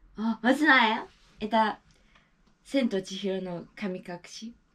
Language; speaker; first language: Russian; non-native, learner; Japanese